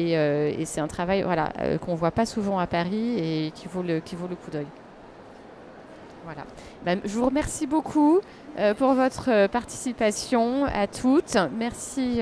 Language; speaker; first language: French; native; French